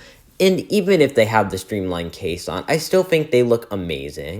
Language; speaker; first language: English; native; English